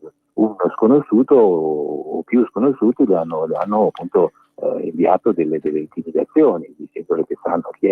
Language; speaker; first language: Italian; native; Italian